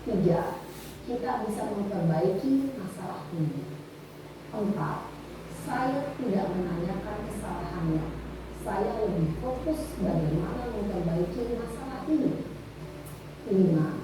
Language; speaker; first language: Indonesian; native; Indonesian